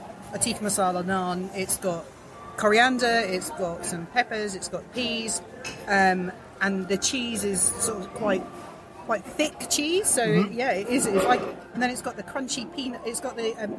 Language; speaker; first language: English; native; English